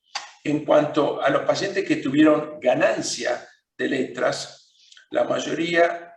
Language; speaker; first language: Spanish; native; Spanish